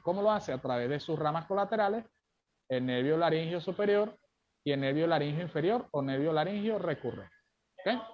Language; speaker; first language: Spanish; native; Spanish